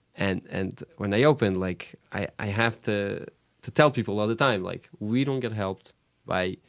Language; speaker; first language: English; non-native, fluent; French